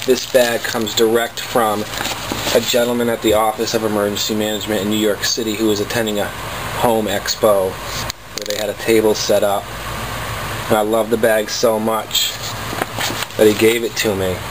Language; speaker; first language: English; native; English